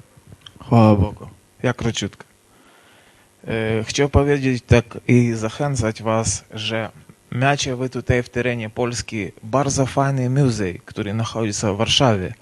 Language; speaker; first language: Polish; non-native, learner; Ukrainian